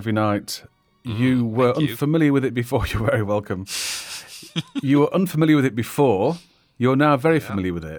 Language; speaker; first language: English; native; English